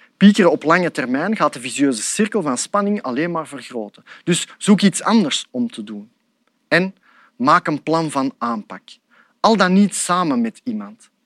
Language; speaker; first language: Dutch; native; Dutch